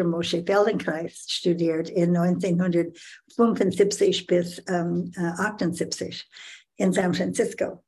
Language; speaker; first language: German; non-native, learner; English